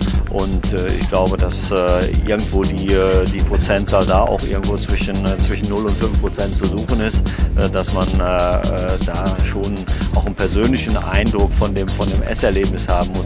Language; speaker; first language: German; native; German